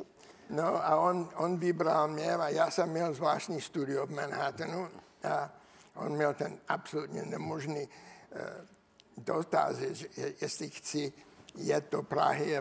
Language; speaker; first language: Czech; non-native, learner; English